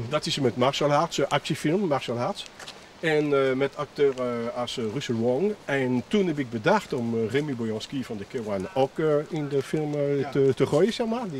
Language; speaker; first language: Dutch; non-native, fluent; French